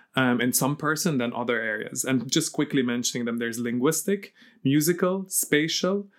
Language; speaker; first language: English; early bilingual, heritage; Arabic